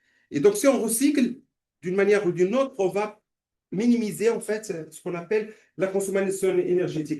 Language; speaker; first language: French; non-native, local second language; Arabic